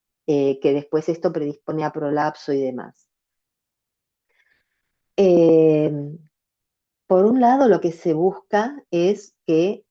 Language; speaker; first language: Spanish; native; Spanish